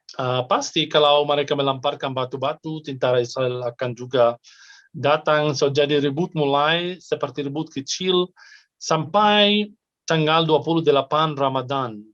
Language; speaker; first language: Indonesian; non-native, fluent; Arabic